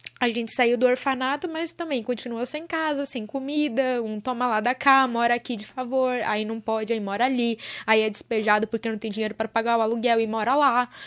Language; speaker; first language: Portuguese; early bilingual, other home language; Arabic